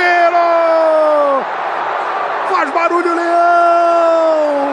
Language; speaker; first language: Portuguese; native; Portuguese